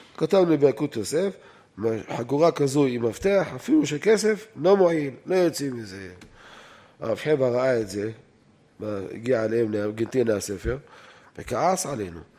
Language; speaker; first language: Hebrew; native; Hebrew